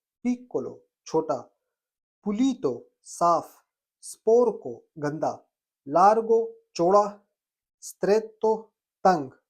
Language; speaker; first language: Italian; non-native, fluent; Urdu